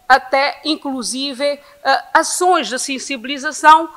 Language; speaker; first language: Portuguese; non-native, local second language; Kabuverdianu